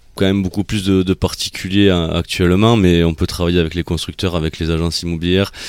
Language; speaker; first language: French; native; French